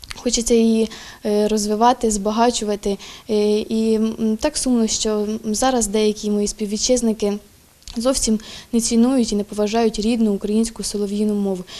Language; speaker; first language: Ukrainian; native; Ukrainian